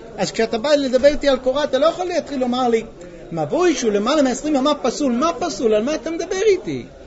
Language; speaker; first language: Hebrew; non-native, fluent; English